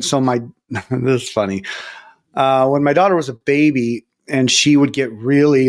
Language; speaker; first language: English; native; English